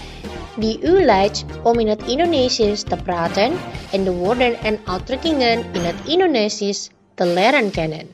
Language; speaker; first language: Dutch; non-native, learner; Indonesian